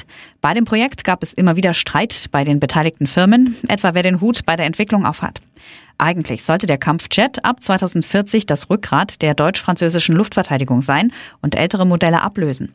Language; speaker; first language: German; native; German